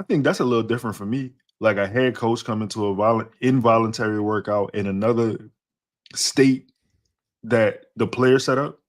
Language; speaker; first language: English; native; English